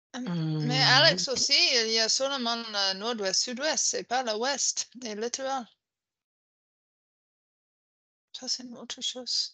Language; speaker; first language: French; non-native, fluent; English